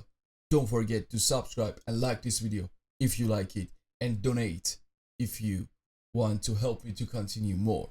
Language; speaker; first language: English; non-native, fluent; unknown